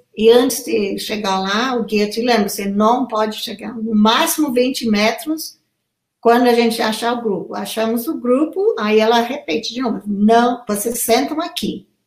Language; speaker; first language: Portuguese; non-native, fluent; English